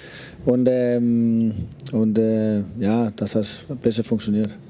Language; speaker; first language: German; non-native, learner; Danish